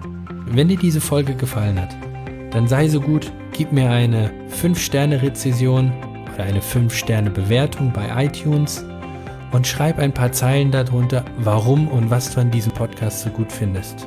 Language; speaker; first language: German; native; German